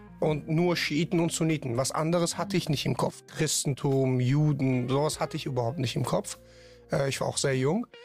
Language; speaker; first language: German; non-native, fluent; Persian